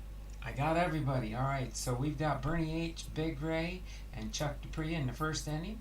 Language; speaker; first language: English; native; English